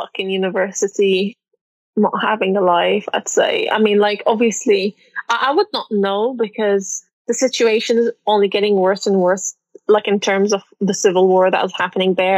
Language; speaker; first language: English; non-native, fluent; Arabic